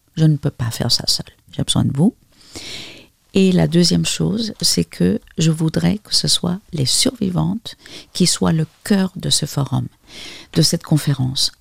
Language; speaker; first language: French; non-native, fluent; Spanish